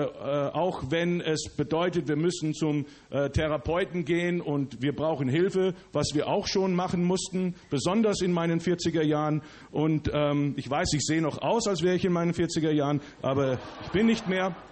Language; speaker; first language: German; early bilingual, other home language; English